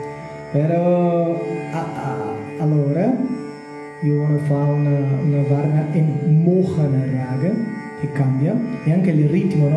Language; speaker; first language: Italian; non-native, learner; Portuguese